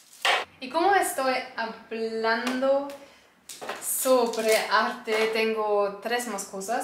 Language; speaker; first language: Spanish; non-native, learner; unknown